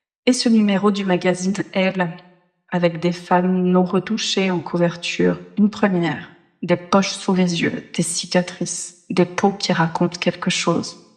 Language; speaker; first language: French; native; French